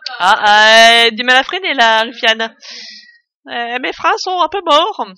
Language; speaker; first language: French; native; French